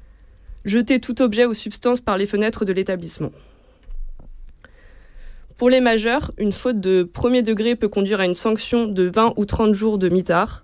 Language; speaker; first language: French; native; French